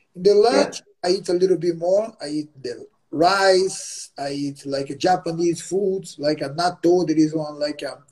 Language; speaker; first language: English; non-native, learner; Portuguese